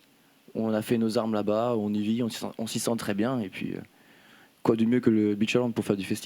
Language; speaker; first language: French; native; French